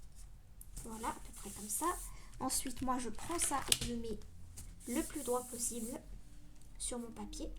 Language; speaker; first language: French; native; French